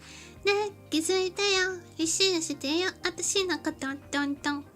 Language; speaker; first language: Japanese; non-native, learner; English